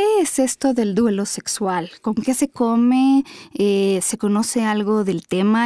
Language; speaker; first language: Spanish; native; Spanish